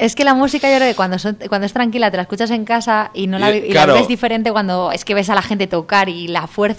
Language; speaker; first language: Spanish; native; Spanish